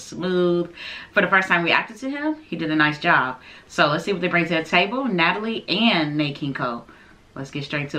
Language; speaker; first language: English; native; English